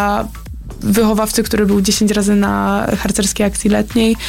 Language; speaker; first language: Polish; native; Polish